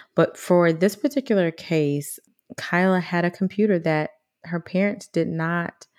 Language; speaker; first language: English; native; English